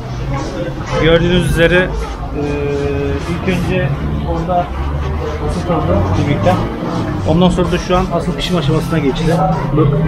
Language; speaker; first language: Turkish; native; Turkish